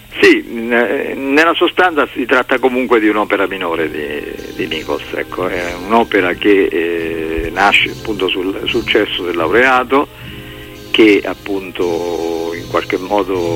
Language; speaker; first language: Italian; native; Italian